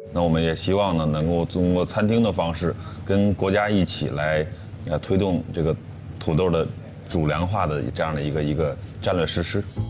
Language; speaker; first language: Chinese; native; Chinese